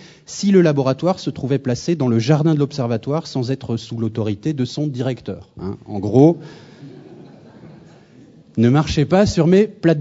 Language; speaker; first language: French; native; French